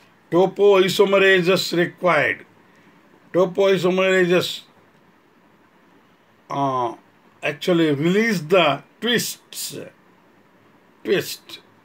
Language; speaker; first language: English; non-native, local second language; Kannada